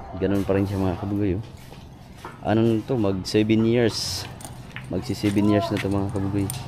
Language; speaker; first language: Filipino; non-native, local second language; Cebuano